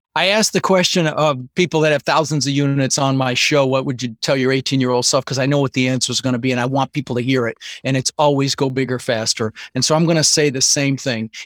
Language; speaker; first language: English; early bilingual, other home language; Dutch